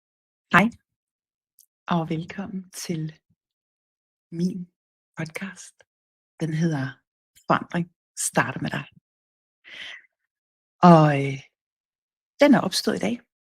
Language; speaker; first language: Danish; native; Danish